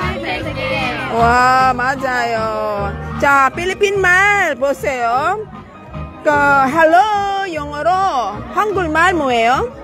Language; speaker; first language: Korean; non-native, learner; Filipino